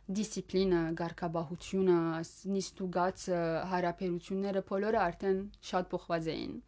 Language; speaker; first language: Armenian; early bilingual, heritage; Armenian